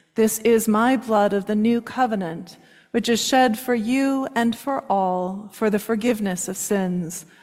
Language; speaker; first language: English; native; English